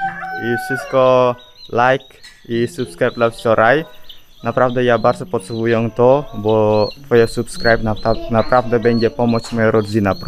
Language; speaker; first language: Polish; non-native, learner; Balinese